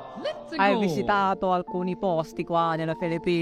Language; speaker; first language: Italian; non-native, learner; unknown